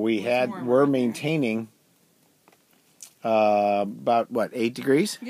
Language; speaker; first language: English; native; English